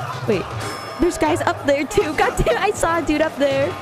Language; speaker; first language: English; native; English